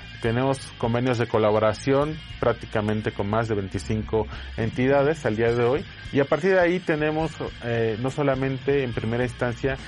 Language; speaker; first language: Spanish; native; Spanish